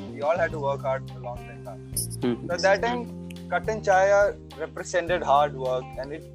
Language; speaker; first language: English; non-native, local second language; Malayalam